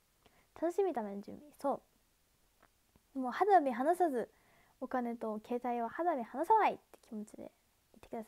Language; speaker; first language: Japanese; native; Japanese